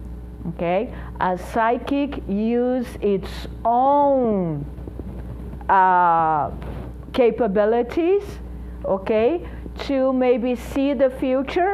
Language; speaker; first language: English; non-native, fluent; Portuguese